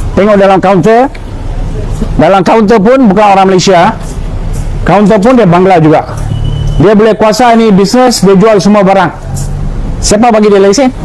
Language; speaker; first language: Malay; native; Malay